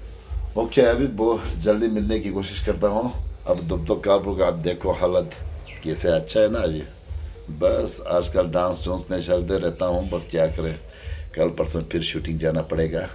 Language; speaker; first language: Hindi; non-native, local second language; Tibetan